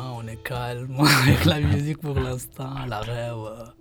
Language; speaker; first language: French; non-native, fluent; Hindi